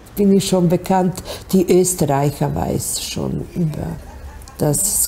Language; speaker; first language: German; non-native, learner; Bosnian